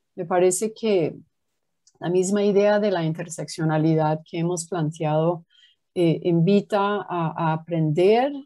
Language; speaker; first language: Spanish; non-native, fluent; English